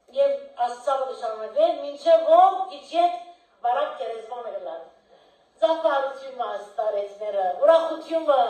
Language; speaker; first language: Armenian; early bilingual, heritage; Armenian